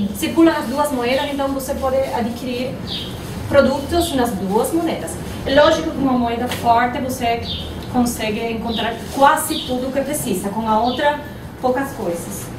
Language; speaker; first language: Portuguese; non-native, fluent; Spanish